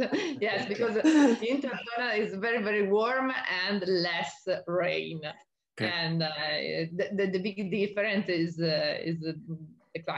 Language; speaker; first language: English; non-native, learner; Italian